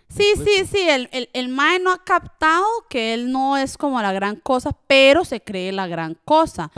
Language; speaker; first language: Spanish; early bilingual, other home language; French